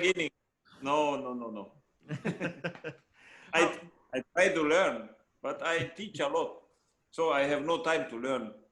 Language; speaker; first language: English; non-native, learner; Hungarian